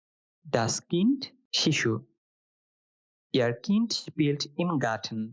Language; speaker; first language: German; non-native, fluent; Bangla